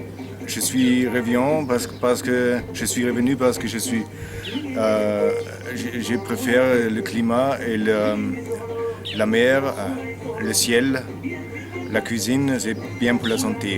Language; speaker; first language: French; non-native, learner; German